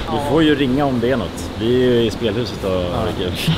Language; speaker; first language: Swedish; native; Swedish